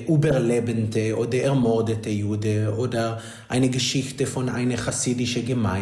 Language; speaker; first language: German; non-native, fluent; Hebrew